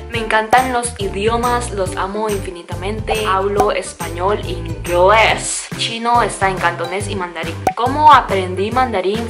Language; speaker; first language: Spanish; early bilingual, other home language; Cantonese